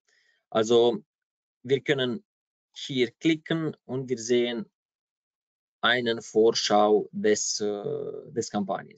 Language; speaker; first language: German; non-native, fluent; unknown